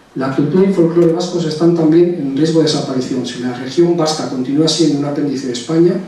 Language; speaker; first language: Spanish; non-native, local second language; Basque